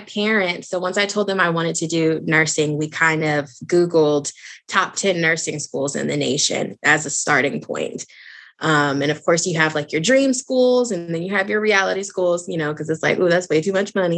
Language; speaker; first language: English; native; English